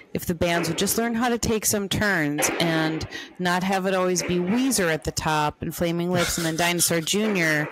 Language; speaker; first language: English; native; English